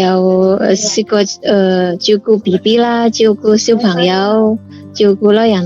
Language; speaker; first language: Cantonese; non-native, fluent; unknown